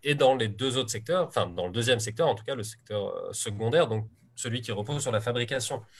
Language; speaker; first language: French; native; French